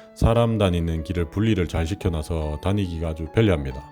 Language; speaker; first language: Korean; native; Korean